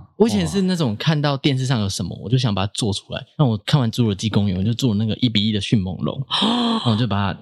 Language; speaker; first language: Chinese; native; Chinese